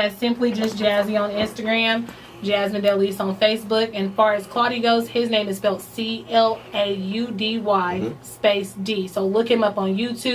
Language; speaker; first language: English; native; English